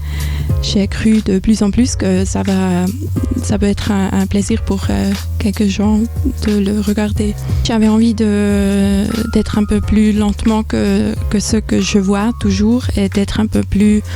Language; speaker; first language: French; non-native, fluent; German